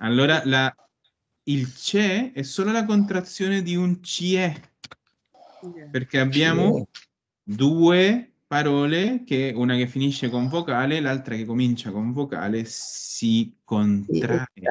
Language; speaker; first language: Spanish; non-native, fluent; Italian